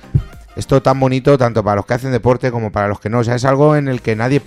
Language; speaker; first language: Spanish; native; Spanish